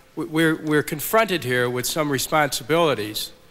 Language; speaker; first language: English; native; English